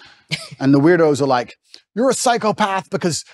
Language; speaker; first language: English; native; English